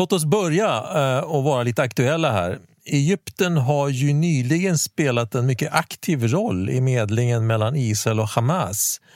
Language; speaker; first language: Swedish; native; Swedish